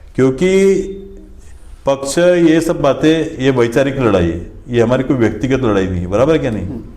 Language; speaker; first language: Hindi; non-native, local second language; Marathi